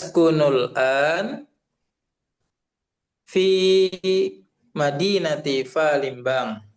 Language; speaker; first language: Arabic; non-native, learner; Indonesian